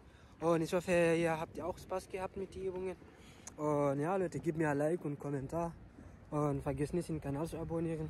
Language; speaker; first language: German; non-native, learner; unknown